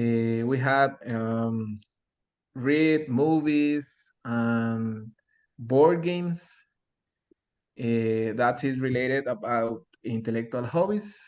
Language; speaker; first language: English; non-native, learner; Spanish